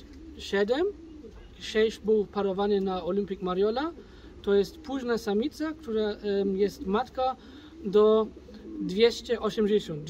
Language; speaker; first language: Polish; early bilingual, heritage; German